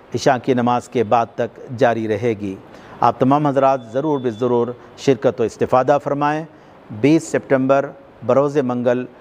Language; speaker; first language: Urdu; native; Urdu